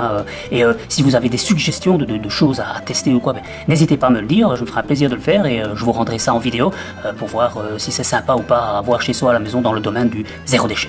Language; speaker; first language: French; native; French